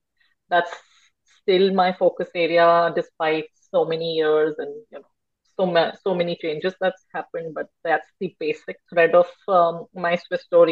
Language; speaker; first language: English; non-native, local second language; Hindi